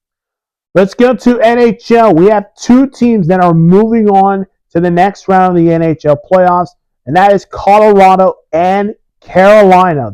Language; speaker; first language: English; early bilingual, other home language; Spanish